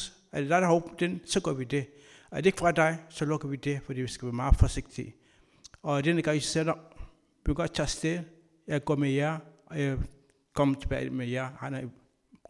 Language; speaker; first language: Danish; non-native, learner; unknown